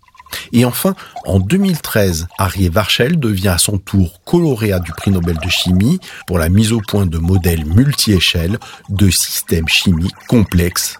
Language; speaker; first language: French; native; French